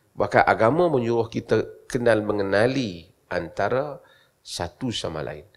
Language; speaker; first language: Malay; native; Malay